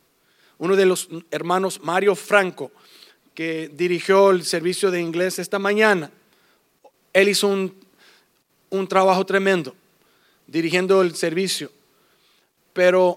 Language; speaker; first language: Spanish; early bilingual, heritage; English